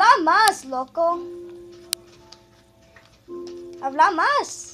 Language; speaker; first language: Spanish; early bilingual, heritage; Spanish